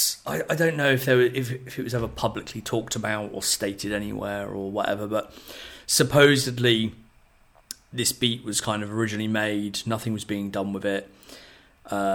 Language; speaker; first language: English; native; English